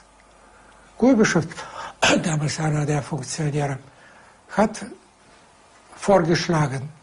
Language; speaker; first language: German; non-native, fluent; Russian